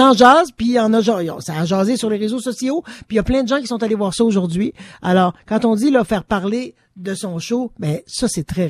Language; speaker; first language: French; native; French